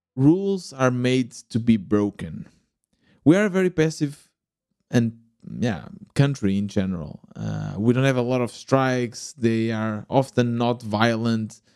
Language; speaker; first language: English; non-native, fluent; Portuguese